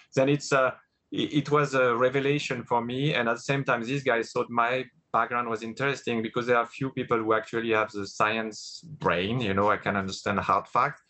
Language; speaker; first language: English; non-native, fluent; French